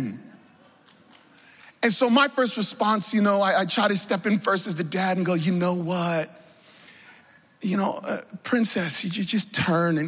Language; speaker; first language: English; native; English